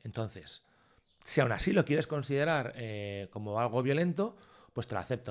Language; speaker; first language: Spanish; native; Spanish